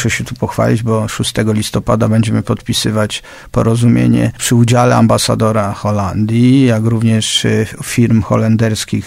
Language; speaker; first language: Polish; native; Polish